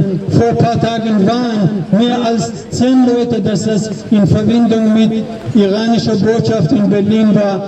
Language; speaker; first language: German; non-native, learner; Persian